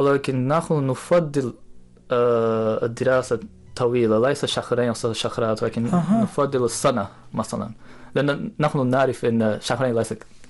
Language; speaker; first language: Arabic; non-native, learner; Japanese